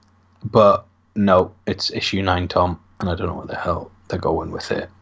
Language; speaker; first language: English; native; English